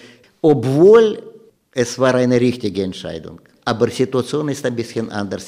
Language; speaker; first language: German; non-native, learner; Russian